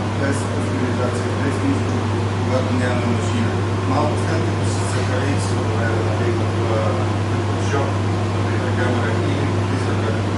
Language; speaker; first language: Bulgarian; native; Bulgarian